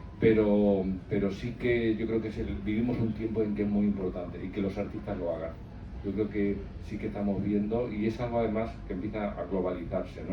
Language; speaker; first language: Spanish; native; Spanish